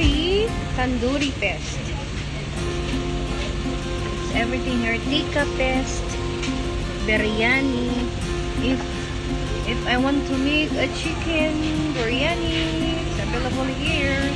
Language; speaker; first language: English; non-native, learner; Cebuano